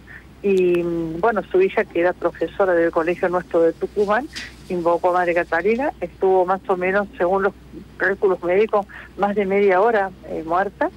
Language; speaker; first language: Spanish; native; Spanish